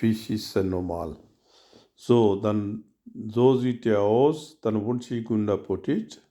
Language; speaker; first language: German; non-native, learner; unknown